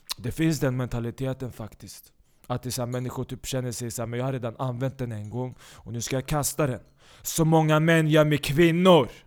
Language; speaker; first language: Swedish; early bilingual, other home language; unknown